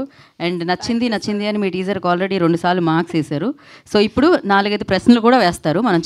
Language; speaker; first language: Telugu; native; Telugu